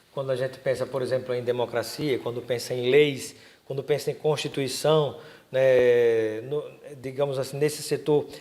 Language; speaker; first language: Portuguese; native; Portuguese